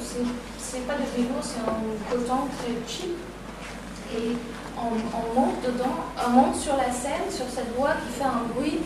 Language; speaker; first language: French; non-native, fluent; German